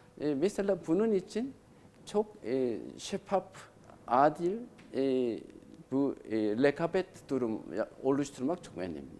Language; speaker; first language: Turkish; non-native, learner; Korean